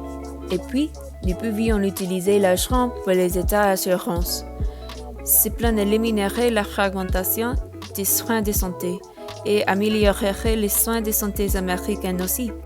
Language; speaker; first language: French; non-native, learner; English